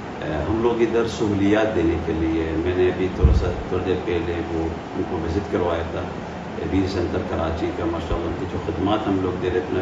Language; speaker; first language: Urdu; non-native, fluent; Arabic